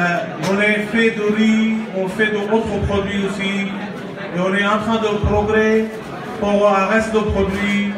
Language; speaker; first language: French; non-native, learner; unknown